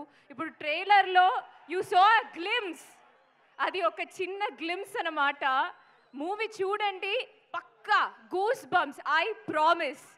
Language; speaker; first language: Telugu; non-native, local second language; Malayalam